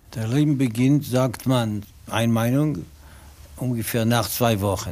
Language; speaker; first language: German; non-native, learner; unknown